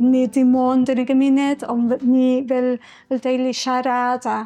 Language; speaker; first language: Welsh; non-native, fluent; Spanish